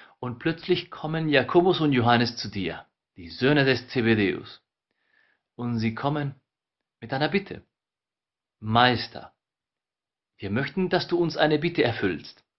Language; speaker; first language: German; non-native, fluent; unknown